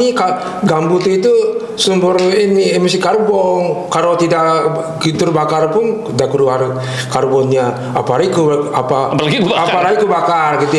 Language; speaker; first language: Indonesian; non-native, fluent; Japanese